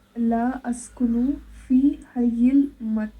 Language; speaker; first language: Arabic; non-native, learner; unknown